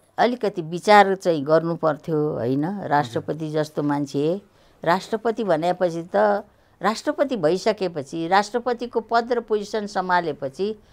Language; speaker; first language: Nepali; native; Nepali